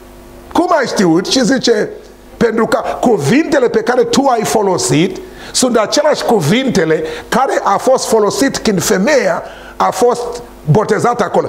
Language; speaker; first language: Romanian; non-native, learner; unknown